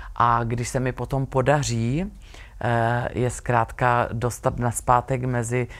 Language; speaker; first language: Czech; native; Czech